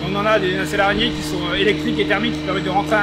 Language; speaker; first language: French; native; French